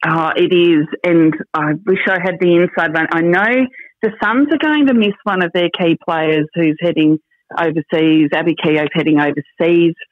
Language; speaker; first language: English; native; English